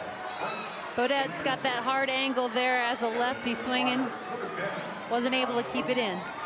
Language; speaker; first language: English; native; English